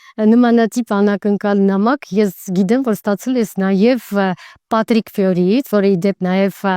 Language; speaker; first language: Armenian; native; Armenian